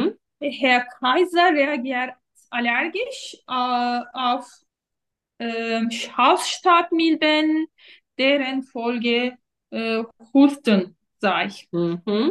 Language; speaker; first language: German; non-native, fluent; Turkish